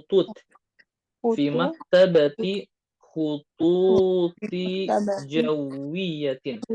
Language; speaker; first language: Arabic; non-native, fluent; Indonesian